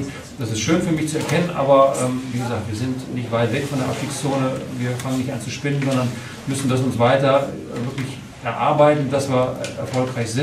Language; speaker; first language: German; native; German